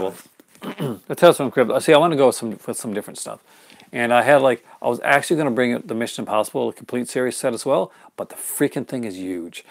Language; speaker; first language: English; native; English